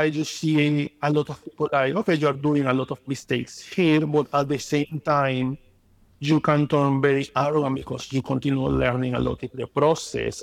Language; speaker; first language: English; non-native, fluent; Spanish